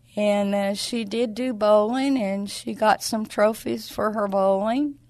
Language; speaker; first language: English; native; English